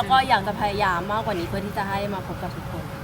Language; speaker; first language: Thai; native; Thai